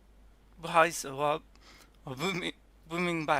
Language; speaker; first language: Chinese; non-native, learner; English